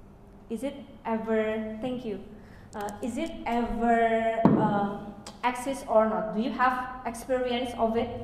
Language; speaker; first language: English; non-native, learner; Indonesian